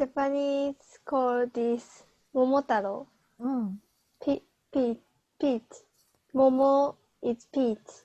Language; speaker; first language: English; non-native, learner; Japanese